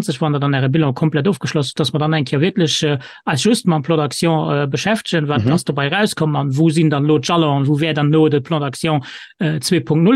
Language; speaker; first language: Luxembourgish; native; Luxembourgish